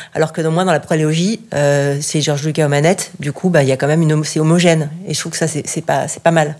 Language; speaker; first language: French; native; French